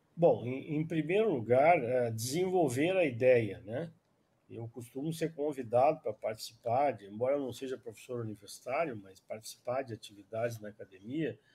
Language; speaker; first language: Portuguese; native; Portuguese